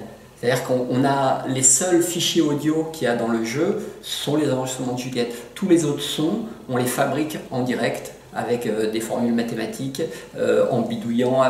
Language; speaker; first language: French; native; French